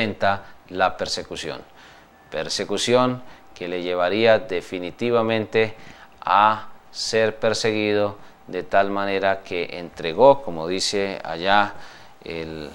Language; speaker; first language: Spanish; native; Spanish